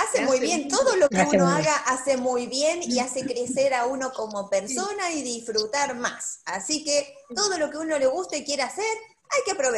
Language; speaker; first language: Spanish; native; Spanish